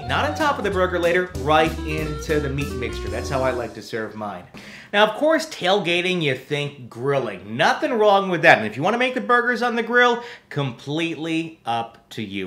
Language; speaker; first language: English; native; English